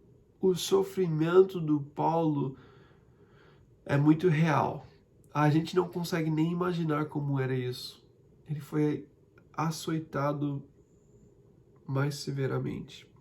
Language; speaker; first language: Portuguese; non-native, fluent; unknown